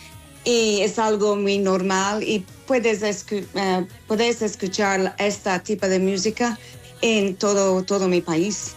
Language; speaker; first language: Spanish; non-native, fluent; English